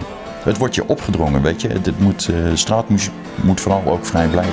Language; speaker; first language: Dutch; native; Dutch